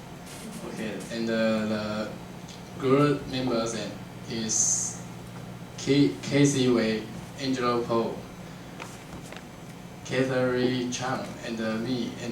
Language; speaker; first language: English; non-native, learner; Chinese